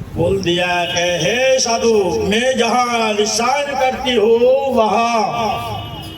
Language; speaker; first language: Hindi; non-native, local second language; Gujarati